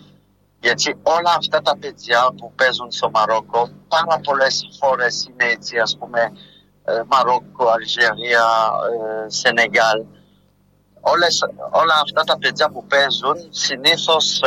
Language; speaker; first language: Greek; non-native, fluent; French